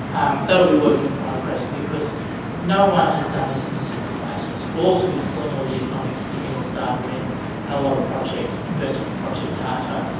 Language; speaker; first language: English; native; English